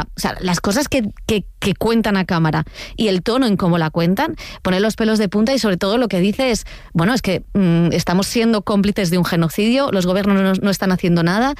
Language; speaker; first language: Spanish; native; Spanish